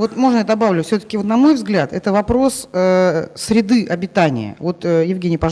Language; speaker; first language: Russian; native; Russian